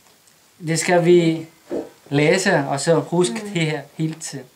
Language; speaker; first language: Danish; non-native, learner; Chinese